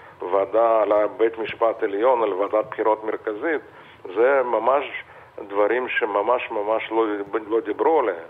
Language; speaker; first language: Hebrew; non-native, fluent; Russian